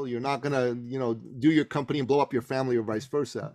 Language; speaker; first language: English; early bilingual, other home language; Persian